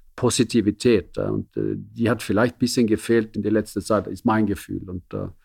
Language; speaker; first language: German; non-native, fluent; Norwegian